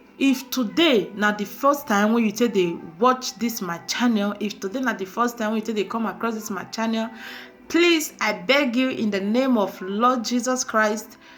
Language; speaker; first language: Nigerian Pidgin; native; Nigerian Pidgin